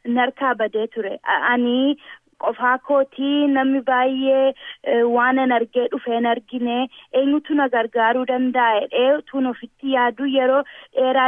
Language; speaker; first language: Oromo; early bilingual, heritage; Oromo